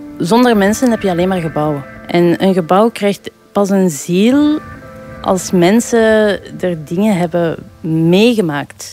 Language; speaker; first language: Dutch; native; Dutch